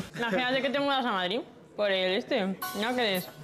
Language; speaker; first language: Spanish; native; Spanish